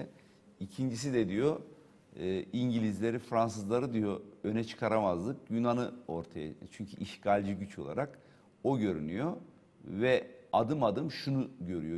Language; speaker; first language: Turkish; native; Turkish